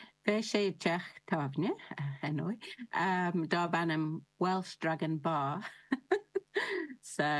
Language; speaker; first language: Irish; non-native, learner; English